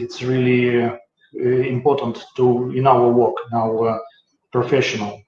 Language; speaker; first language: English; non-native, learner; Russian